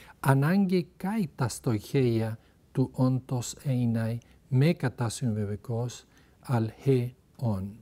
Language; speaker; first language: Greek; non-native, fluent; Spanish